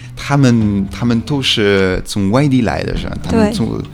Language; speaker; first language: Chinese; non-native, fluent; French